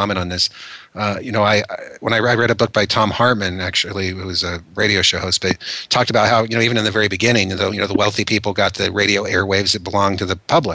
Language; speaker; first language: English; native; English